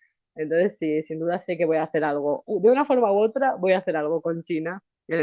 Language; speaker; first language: Spanish; native; Spanish